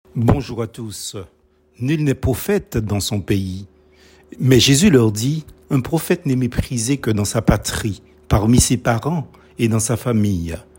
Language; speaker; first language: French; non-native, local second language; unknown